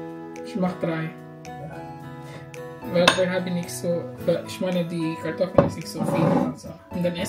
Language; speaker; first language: German; non-native, learner; Filipino